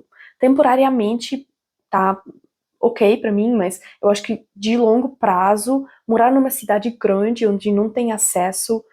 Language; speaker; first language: Portuguese; non-native, fluent; German